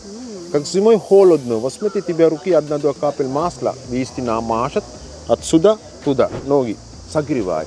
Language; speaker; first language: Russian; non-native, learner; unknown